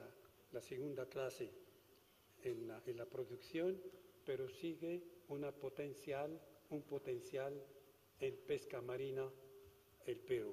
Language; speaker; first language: Spanish; non-native, fluent; Arabic